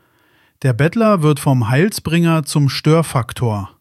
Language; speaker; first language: German; native; German